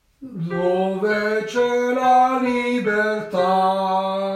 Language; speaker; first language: Italian; non-native, learner; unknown